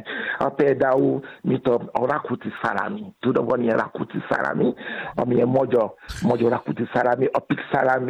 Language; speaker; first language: Hungarian; non-native, fluent; Yoruba